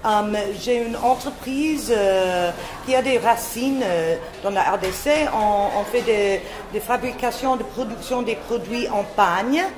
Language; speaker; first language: French; non-native, fluent; English